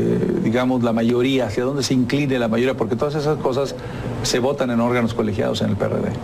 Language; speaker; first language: Spanish; native; Spanish